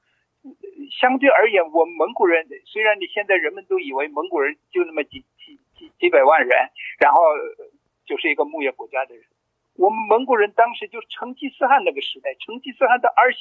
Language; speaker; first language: Chinese; non-native, local second language; Mongolian